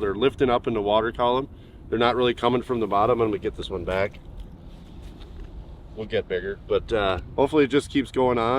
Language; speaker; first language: English; native; English